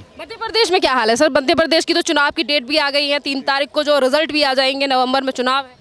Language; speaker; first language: Hindi; native; Hindi